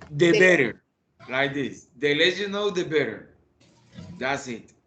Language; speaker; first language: English; non-native, fluent; Spanish